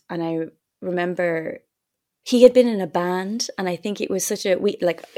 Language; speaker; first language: English; native; English